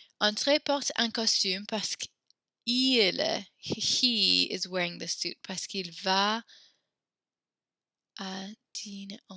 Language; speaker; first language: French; non-native, fluent; English